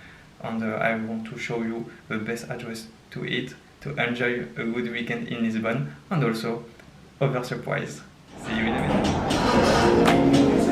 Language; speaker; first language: English; non-native, learner; French